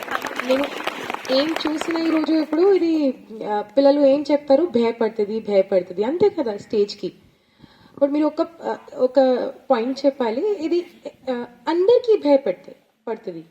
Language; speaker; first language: Telugu; non-native, learner; Hindi